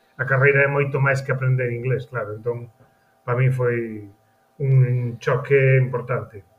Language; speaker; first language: Galician; native; Galician